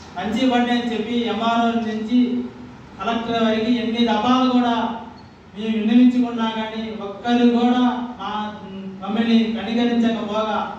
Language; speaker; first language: Telugu; native; Telugu